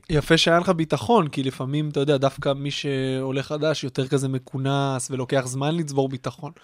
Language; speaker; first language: Hebrew; native; Hebrew